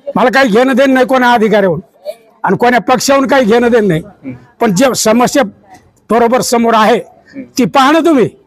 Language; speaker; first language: Marathi; non-native, local second language; Lambadi